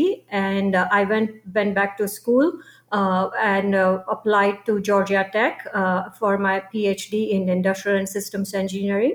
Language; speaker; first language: English; non-native, local second language; Gujarati